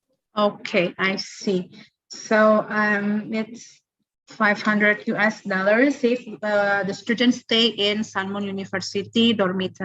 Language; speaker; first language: English; non-native, fluent; Indonesian